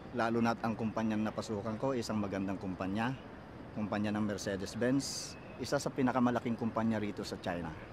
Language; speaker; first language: Filipino; non-native, local second language; Iloko